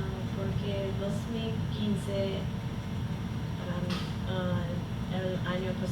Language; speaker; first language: Spanish; non-native, learner; English